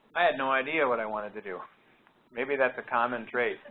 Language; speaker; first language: English; native; English